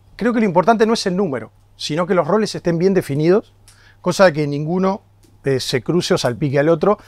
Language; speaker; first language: Spanish; native; Spanish